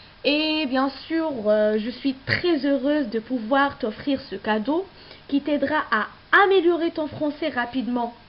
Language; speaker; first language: French; non-native, local second language; Arabic